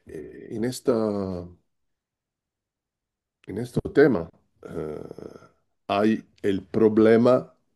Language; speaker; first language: Spanish; non-native, learner; Italian